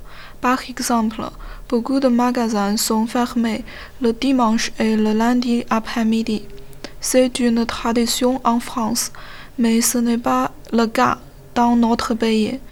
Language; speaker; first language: French; non-native, learner; Chinese